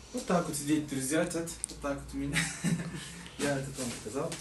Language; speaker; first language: Russian; non-native, learner; Turkish